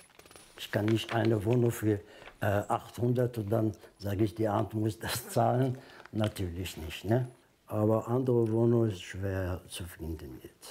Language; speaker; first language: German; non-native, learner; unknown